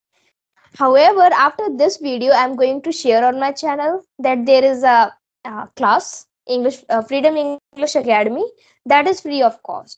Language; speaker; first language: English; non-native, local second language; Hindi